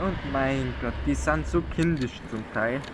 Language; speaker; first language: German; native; German